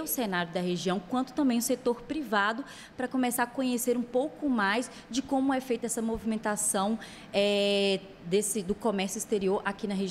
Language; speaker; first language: Portuguese; native; Portuguese